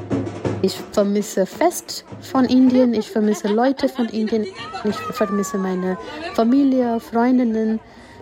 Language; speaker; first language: German; non-native, fluent; Gujarati